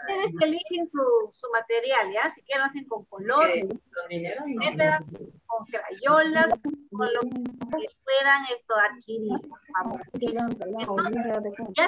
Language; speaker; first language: Spanish; native; Spanish